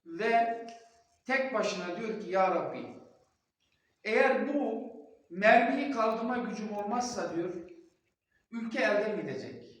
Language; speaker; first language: Turkish; non-native, local second language; Kurdish